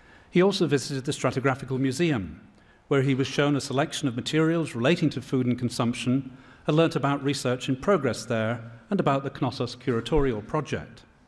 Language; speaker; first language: English; native; English